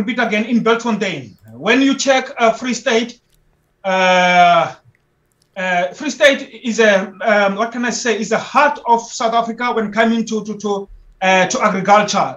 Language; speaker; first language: English; non-native, local second language; Xhosa